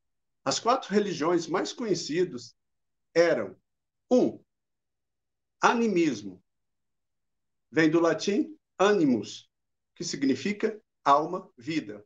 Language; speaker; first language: Portuguese; native; Portuguese